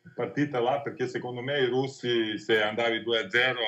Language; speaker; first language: Italian; non-native, fluent; Serbian